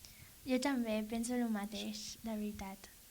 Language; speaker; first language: Catalan; non-native, learner; English